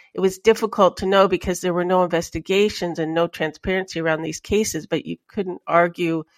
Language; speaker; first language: English; native; English